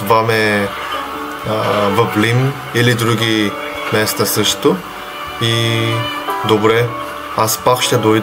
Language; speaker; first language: Bulgarian; non-native, learner; Korean